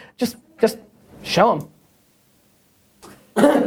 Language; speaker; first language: English; native; English